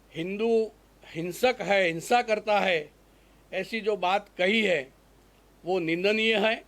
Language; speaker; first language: Hindi; non-native, local second language; Gujarati